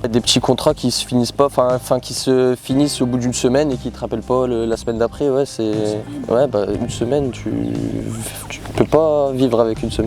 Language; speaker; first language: French; native; French